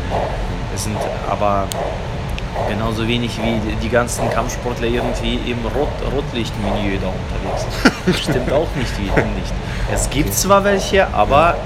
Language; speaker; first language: German; early bilingual, other home language; Russian